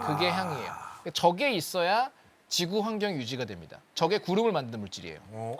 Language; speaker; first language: Korean; native; Korean